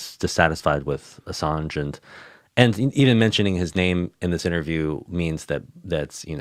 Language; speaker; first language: English; native; English